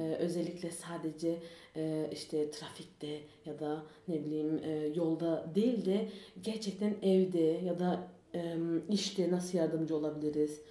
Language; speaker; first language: Turkish; early bilingual, heritage; Turkish